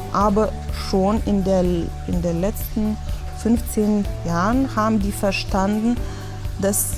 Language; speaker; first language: German; non-native, fluent; Lithuanian